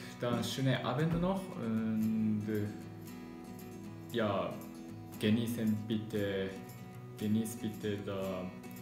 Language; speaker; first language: German; non-native, learner; Japanese